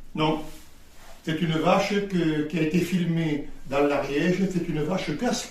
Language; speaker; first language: French; native; French